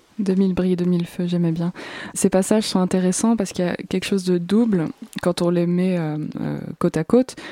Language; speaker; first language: French; native; French